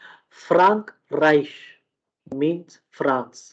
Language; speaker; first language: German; non-native, fluent; Urdu